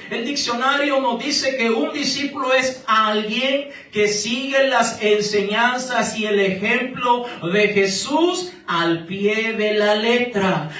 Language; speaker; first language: Spanish; native; Spanish